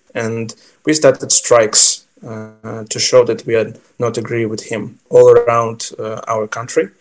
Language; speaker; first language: English; non-native, fluent; Ukrainian